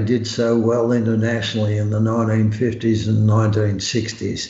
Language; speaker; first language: English; native; English